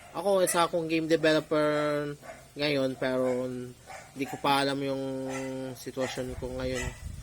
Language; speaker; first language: Filipino; non-native, local second language; Pangasinan